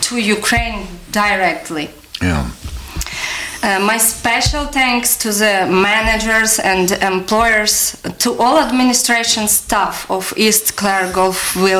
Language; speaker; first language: English; non-native, learner; Ukrainian